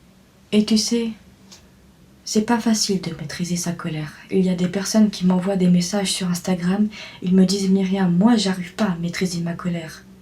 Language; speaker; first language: French; native; French